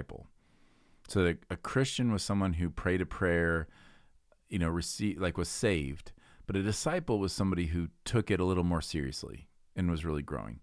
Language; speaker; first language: English; native; English